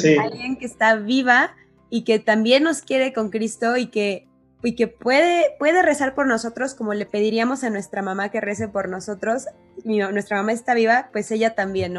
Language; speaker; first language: Spanish; native; Spanish